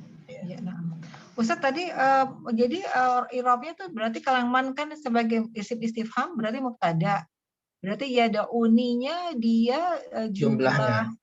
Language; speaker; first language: Indonesian; native; Indonesian